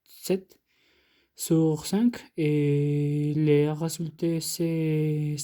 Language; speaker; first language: French; non-native, learner; Spanish